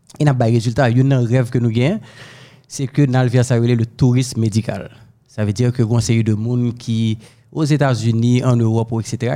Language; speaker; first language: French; non-native, local second language; Haitian Creole